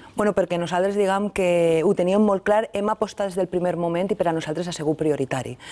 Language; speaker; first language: Catalan; native; Catalan